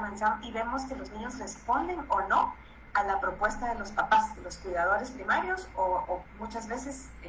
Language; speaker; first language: Spanish; native; Spanish